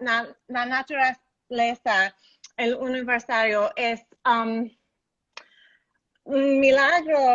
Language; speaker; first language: Spanish; non-native, learner; English